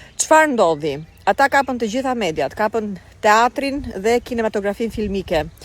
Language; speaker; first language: Albanian; native; Albanian